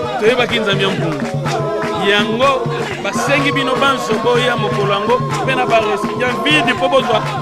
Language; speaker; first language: Lingala; non-native, local second language; Kongo